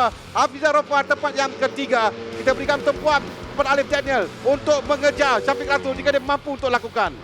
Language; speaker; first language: Malay; native; Malay